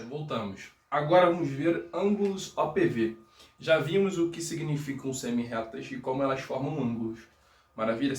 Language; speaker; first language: Portuguese; native; Portuguese